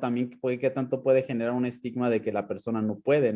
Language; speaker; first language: Spanish; native; Spanish